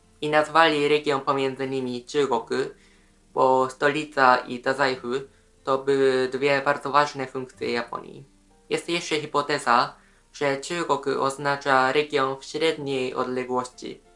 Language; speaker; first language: Polish; non-native, fluent; Japanese